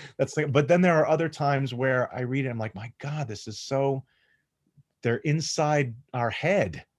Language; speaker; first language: English; native; English